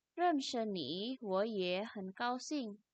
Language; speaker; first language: Chinese; non-native, fluent; Indonesian